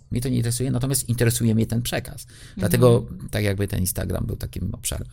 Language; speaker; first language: Polish; native; Polish